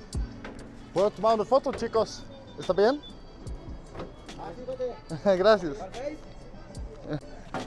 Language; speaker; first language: Spanish; non-native, learner; Danish